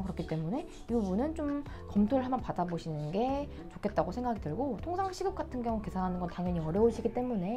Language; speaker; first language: Korean; native; Korean